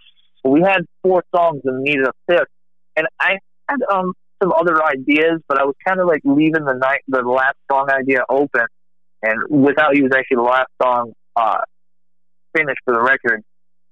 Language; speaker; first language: English; native; English